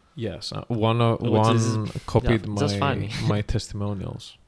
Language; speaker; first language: English; non-native, fluent; Greek